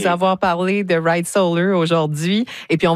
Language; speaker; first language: French; native; French